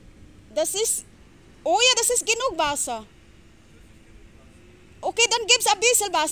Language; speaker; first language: German; non-native, learner; Filipino